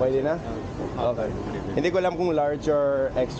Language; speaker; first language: Filipino; non-native, learner; English